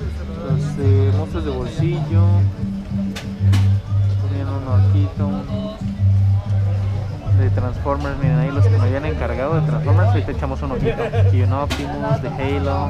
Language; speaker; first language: Spanish; native; Spanish